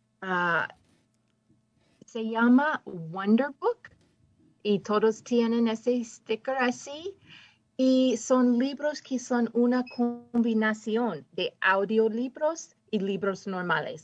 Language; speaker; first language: Spanish; non-native, fluent; English